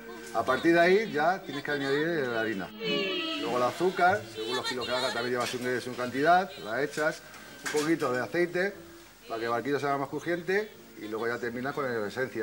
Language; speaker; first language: Spanish; native; Spanish